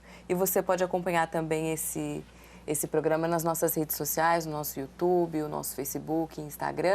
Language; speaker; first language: Portuguese; native; Portuguese